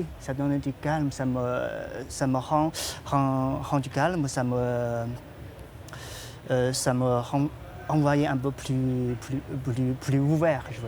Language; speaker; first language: French; non-native, fluent; Chinese